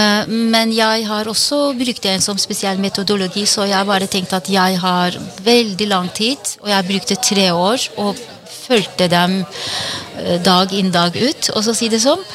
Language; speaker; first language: Norwegian; non-native, fluent; Turkish